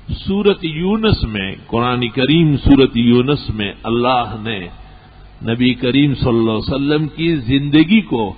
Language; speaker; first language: Urdu; non-native, local second language; Pashto